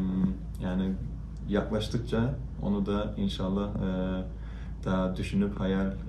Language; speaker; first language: Turkish; early bilingual, heritage; Turkish